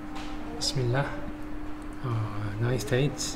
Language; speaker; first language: English; non-native, fluent; Korean